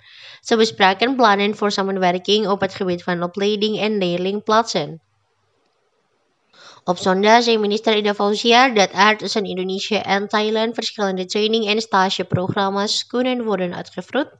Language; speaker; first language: Dutch; non-native, fluent; Indonesian